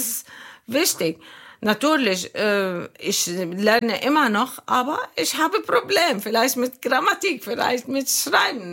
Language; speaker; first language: German; non-native, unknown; Arabic